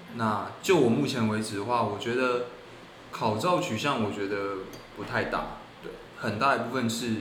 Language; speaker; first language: Chinese; native; Chinese